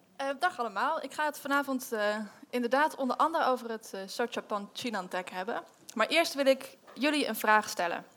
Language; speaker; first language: Dutch; native; Dutch